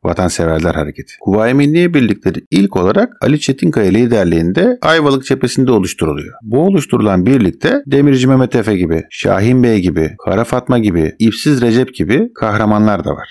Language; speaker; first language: Turkish; native; Turkish